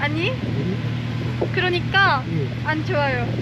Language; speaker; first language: Korean; non-native, learner; Japanese